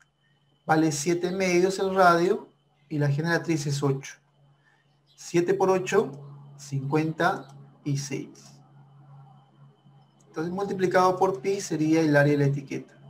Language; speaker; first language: Spanish; native; Spanish